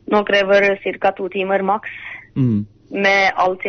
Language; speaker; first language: Norwegian; non-native, fluent; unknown